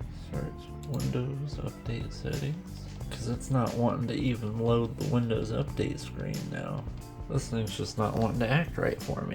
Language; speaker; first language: English; native; English